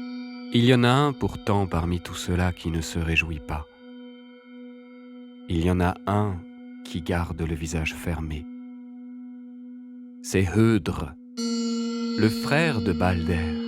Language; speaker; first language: French; native; French